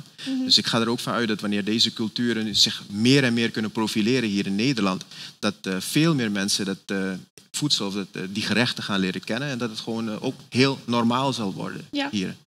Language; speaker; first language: Dutch; native; Dutch